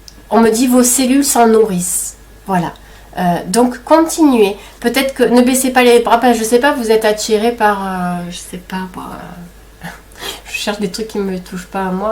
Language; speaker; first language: French; native; French